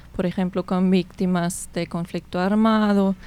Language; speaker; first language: Spanish; non-native, fluent; German